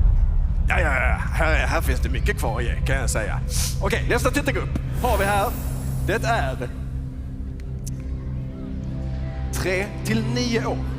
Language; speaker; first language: Swedish; native; Swedish